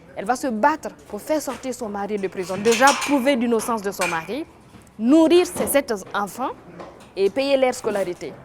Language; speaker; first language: French; non-native, local second language; Mossi